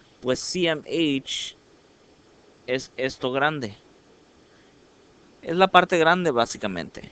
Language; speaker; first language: Spanish; early bilingual, heritage; Spanish